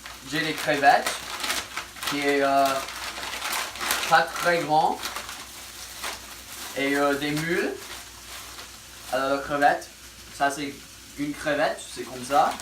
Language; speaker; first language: French; non-native, learner; English